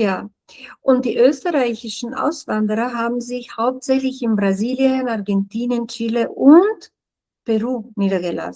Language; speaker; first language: German; non-native, fluent; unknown